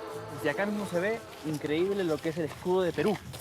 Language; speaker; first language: Spanish; native; Spanish